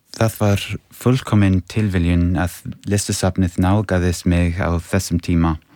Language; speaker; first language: Icelandic; non-native, fluent; English